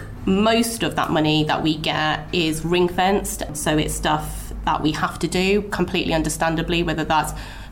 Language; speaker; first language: English; native; English